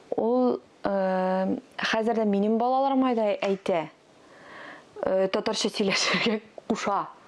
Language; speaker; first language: Tatar; non-native, local second language; Russian